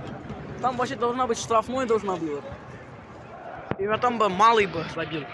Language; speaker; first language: Russian; non-native, local second language; Kazakh